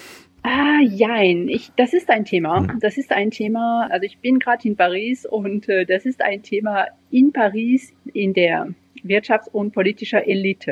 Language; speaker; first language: German; non-native, fluent; French